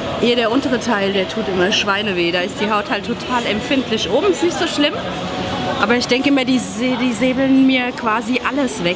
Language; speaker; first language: German; native; German